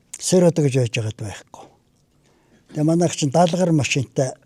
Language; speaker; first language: Mongolian; native; Mongolian